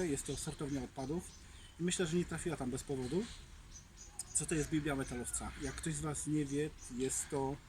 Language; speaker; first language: Polish; native; Polish